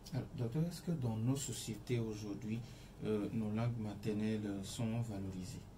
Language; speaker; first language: French; non-native, local second language; Ewe